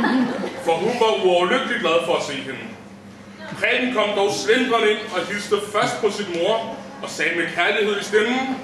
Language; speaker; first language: Danish; native; Danish